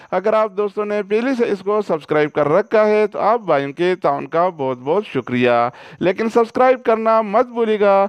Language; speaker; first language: Urdu; non-native, local second language; Pashto